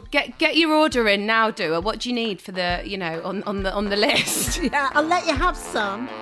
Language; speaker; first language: English; early bilingual, other home language; Albanian